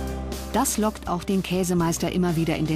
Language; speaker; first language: German; native; German